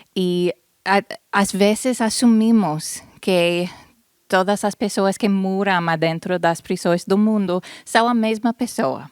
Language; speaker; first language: Portuguese; non-native, fluent; English